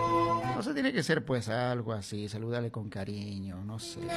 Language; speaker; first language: Spanish; native; Spanish